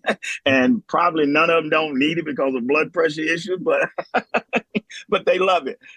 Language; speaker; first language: English; native; English